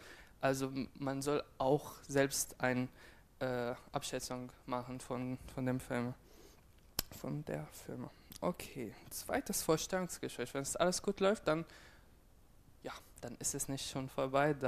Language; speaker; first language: German; non-native, fluent; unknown